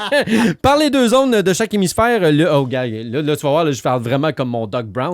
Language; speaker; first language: French; native; French